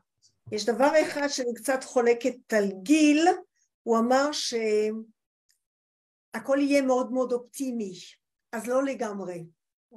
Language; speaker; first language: Hebrew; non-native, fluent; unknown